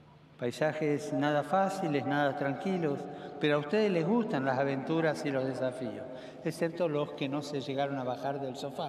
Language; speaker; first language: Spanish; native; Spanish